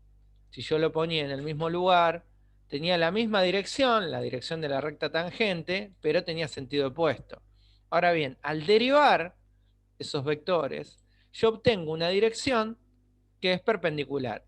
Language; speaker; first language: Spanish; native; Spanish